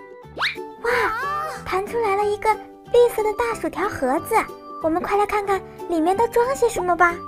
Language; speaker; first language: Chinese; native; Chinese